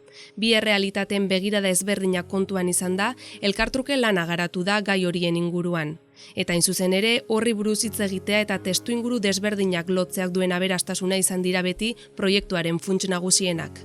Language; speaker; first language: Basque; native; Basque